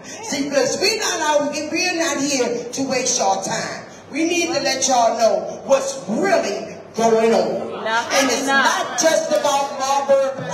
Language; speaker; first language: English; native; English